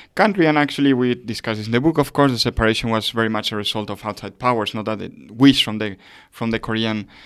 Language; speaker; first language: English; non-native, fluent; Spanish